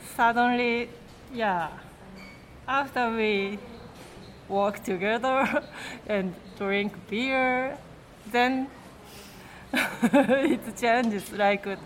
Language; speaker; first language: English; non-native, learner; Japanese